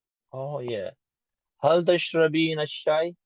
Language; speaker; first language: Arabic; non-native, learner; English